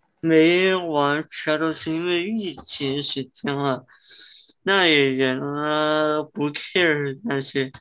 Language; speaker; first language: Chinese; early bilingual, heritage; English